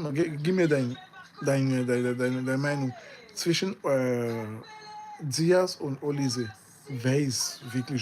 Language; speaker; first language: German; non-native, learner; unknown